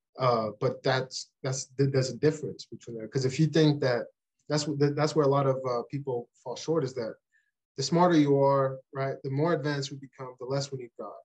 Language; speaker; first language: English; early bilingual, other home language; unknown